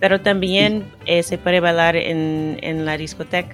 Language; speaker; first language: Spanish; non-native, fluent; English